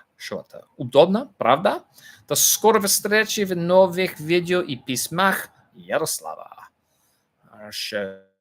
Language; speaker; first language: Russian; non-native, learner; English